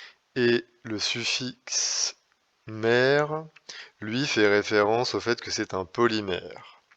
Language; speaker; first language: French; native; French